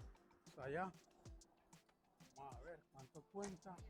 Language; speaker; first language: Spanish; native; Spanish